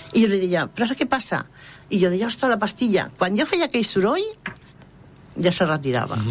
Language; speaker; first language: Catalan; non-native, local second language; Spanish